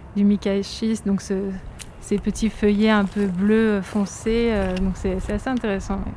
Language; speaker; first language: French; native; French